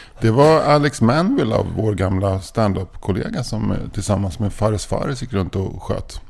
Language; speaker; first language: Swedish; native; Swedish